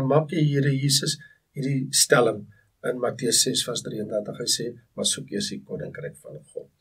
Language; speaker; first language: Afrikaans; native; Afrikaans